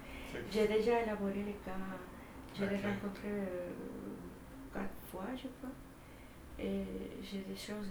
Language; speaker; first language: French; non-native, fluent; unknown